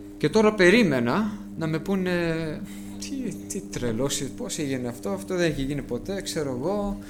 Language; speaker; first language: Greek; early bilingual, heritage; Greek